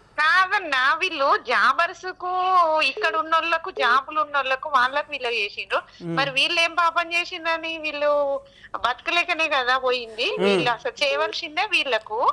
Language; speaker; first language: Telugu; native; Telugu